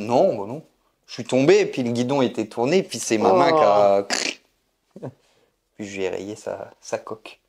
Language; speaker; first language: French; native; French